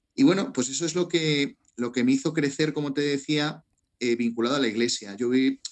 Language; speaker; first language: Spanish; native; Spanish